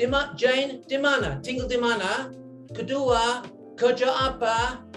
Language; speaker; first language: Indonesian; non-native, learner; English